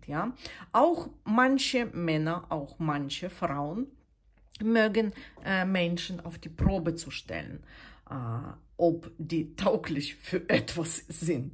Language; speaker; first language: German; non-native, fluent; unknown